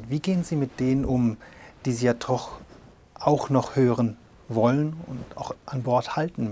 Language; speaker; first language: German; native; German